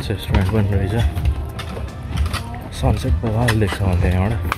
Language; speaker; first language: English; non-native, learner; Nepali